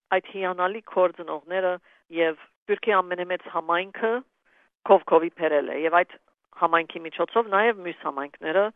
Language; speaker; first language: Armenian; early bilingual, heritage; Armenian